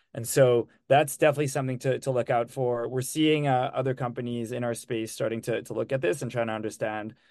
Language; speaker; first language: English; non-native, fluent; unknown